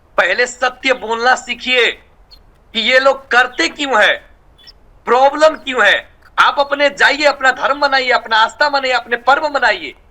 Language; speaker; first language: Hindi; non-native, fluent; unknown